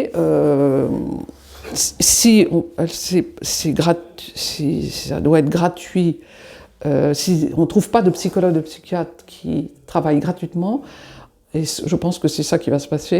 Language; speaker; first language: French; native; French